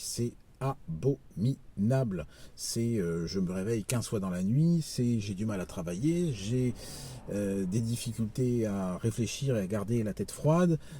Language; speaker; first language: French; native; French